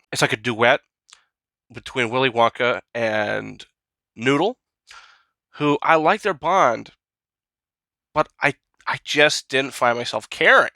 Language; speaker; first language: English; native; English